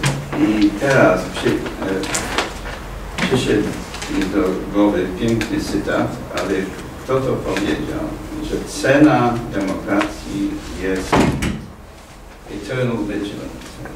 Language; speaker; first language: Polish; non-native, fluent; English